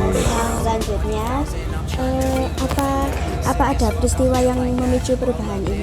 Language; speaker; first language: Indonesian; native; Indonesian